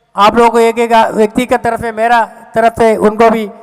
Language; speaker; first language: Hindi; non-native, local second language; Malayalam